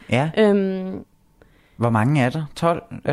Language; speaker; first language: Danish; native; Danish